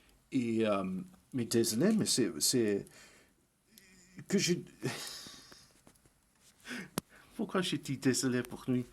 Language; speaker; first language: French; early bilingual, heritage; English